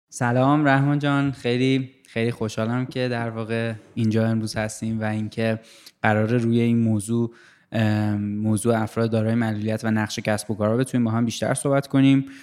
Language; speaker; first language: Persian; native; Persian